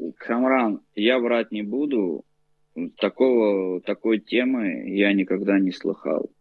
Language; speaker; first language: Russian; native; Russian